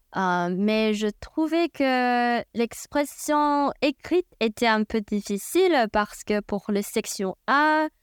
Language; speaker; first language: French; non-native, fluent; Chinese